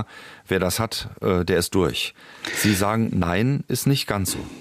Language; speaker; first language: German; native; German